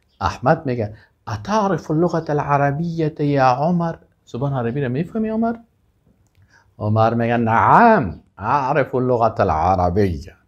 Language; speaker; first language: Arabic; non-native, fluent; Persian